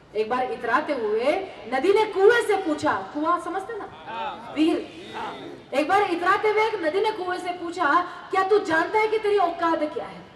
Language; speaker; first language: Hindi; non-native, local second language; Marathi